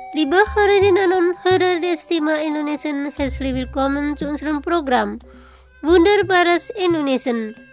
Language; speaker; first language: German; non-native, learner; Indonesian